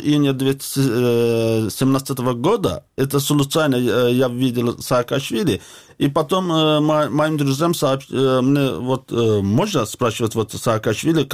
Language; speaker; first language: Russian; non-native, learner; Azerbaijani